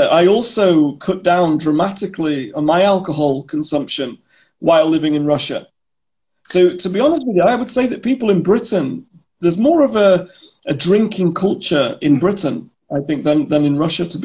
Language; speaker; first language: English; native; English